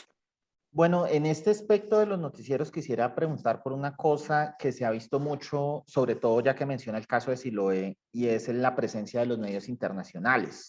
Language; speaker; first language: Spanish; native; Spanish